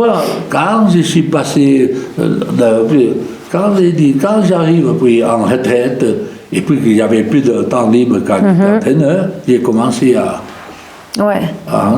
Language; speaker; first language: French; non-native, local second language; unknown